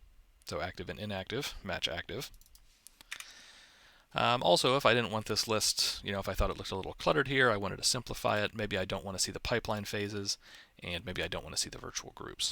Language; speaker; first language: English; native; English